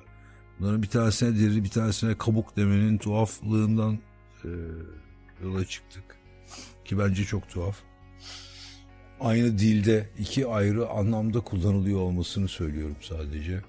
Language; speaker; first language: Turkish; native; Turkish